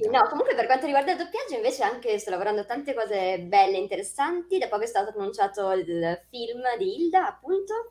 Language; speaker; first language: Italian; native; Italian